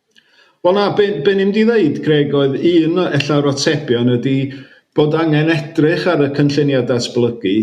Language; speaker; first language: Welsh; native; Welsh